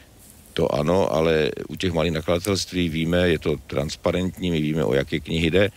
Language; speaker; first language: Czech; native; Czech